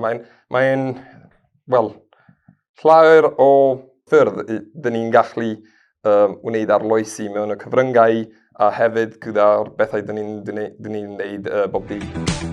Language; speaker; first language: Welsh; non-native, fluent; Spanish